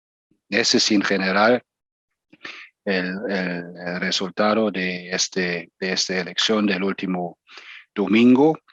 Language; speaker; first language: Spanish; non-native, fluent; German